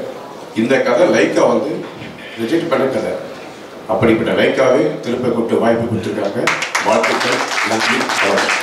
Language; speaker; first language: Tamil; native; Tamil